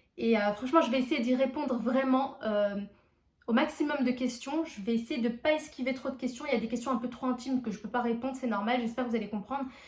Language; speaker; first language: French; early bilingual, other home language; Arabic